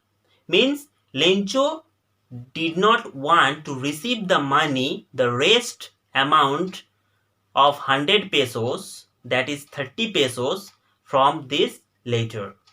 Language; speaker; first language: English; non-native, local second language; Bangla